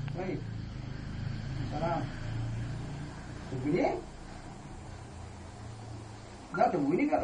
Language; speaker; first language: Arabic; non-native, fluent; Morisyen